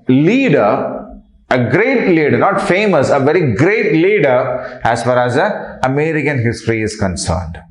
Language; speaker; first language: English; non-native, local second language; Telugu